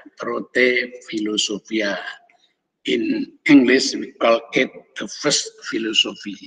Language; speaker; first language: English; non-native, fluent; Indonesian